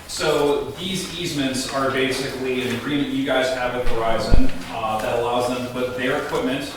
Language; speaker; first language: English; native; English